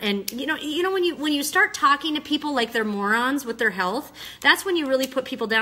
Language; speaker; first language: English; native; English